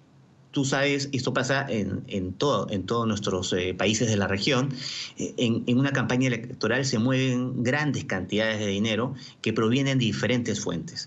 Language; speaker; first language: Spanish; native; Spanish